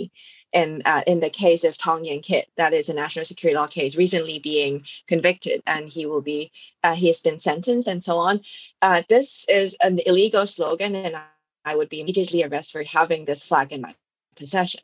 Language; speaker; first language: English; non-native, local second language; Cantonese